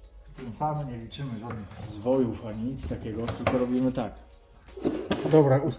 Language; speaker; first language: Polish; native; Polish